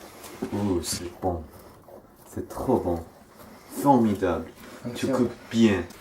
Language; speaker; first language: French; non-native, learner; English